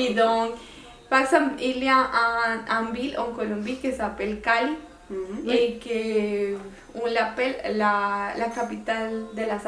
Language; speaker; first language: French; non-native, local second language; Spanish